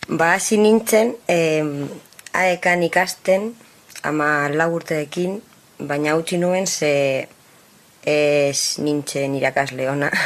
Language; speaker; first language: Basque; non-native, local second language; Spanish